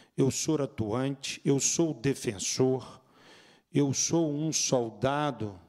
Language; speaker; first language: Portuguese; native; Portuguese